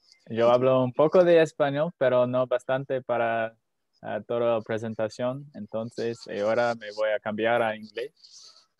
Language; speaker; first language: Spanish; non-native, learner; English